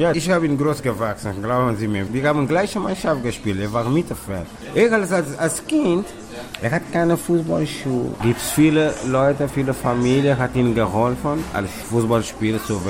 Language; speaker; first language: German; non-native, learner; Kabuverdianu